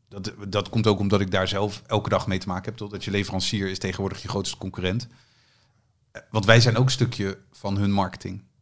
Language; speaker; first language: Dutch; native; Dutch